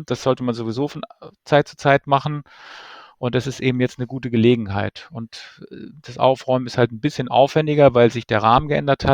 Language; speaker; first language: German; native; German